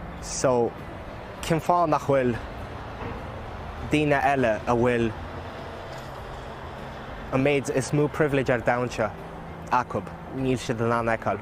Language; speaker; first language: Irish; early bilingual, other home language; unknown